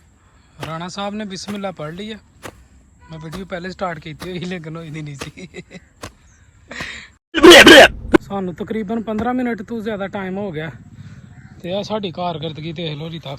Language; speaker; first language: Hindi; non-native, local second language; Punjabi